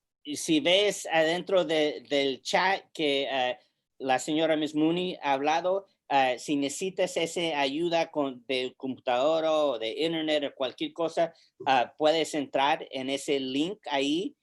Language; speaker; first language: Spanish; early bilingual, heritage; English